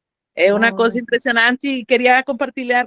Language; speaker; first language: Portuguese; non-native, learner; Spanish